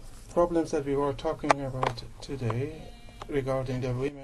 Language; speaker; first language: English; non-native, learner; Persian